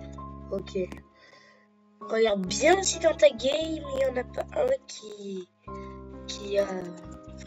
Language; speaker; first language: French; native; French